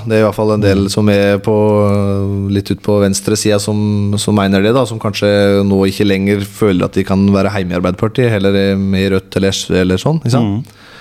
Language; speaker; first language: Norwegian; native; Norwegian